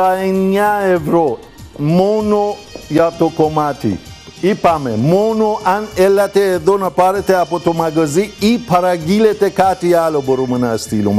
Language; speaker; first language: Greek; non-native, learner; Persian